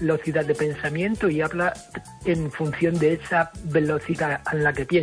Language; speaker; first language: Spanish; non-native, fluent; English